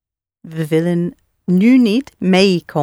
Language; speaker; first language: Dutch; non-native, learner; English